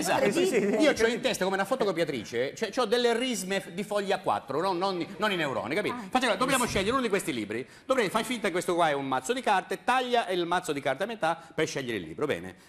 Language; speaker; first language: Italian; native; Italian